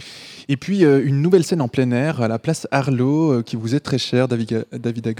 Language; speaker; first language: French; native; French